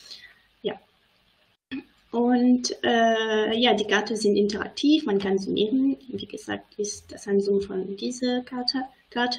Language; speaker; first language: German; non-native, fluent; French